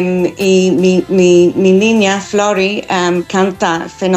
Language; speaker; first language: Spanish; non-native, fluent; English